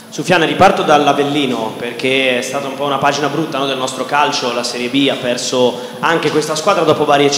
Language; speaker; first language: Italian; native; Italian